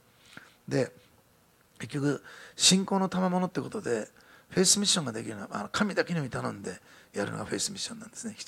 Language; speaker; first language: Japanese; native; Japanese